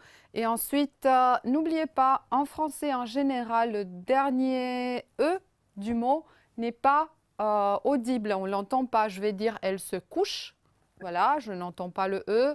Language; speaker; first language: French; non-native, fluent; Romanian